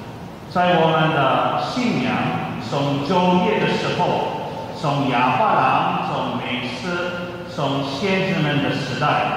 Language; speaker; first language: Chinese; non-native, fluent; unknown